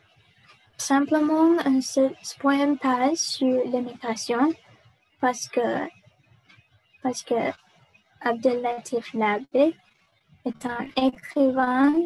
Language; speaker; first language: French; non-native, learner; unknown